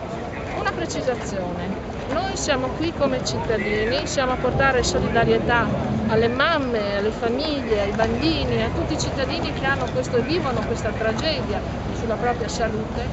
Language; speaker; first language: Italian; native; Italian